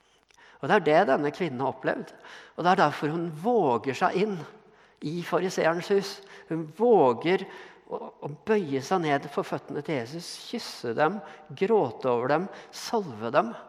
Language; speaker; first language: Norwegian; native; Norwegian